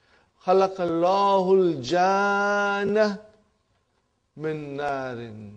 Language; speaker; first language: Arabic; non-native, fluent; Urdu